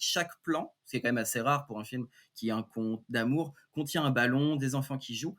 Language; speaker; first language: French; native; French